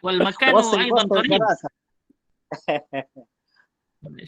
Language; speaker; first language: Arabic; non-native, fluent; Malay